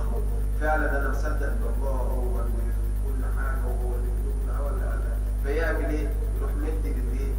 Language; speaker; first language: Arabic; native; Arabic